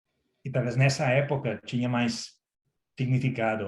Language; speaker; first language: Portuguese; non-native, fluent; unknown